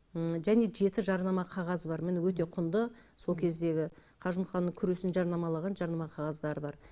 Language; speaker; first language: Kazakh; native; Kazakh